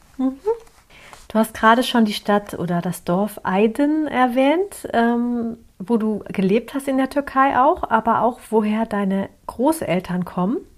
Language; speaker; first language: German; early bilingual, other home language; Turkish